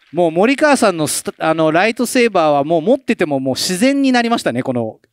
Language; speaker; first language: Japanese; early bilingual, other home language; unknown